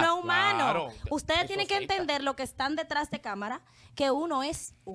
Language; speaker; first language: Spanish; native; Spanish